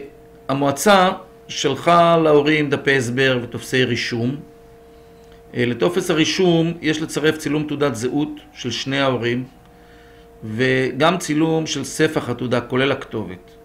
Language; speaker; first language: Hebrew; native; Hebrew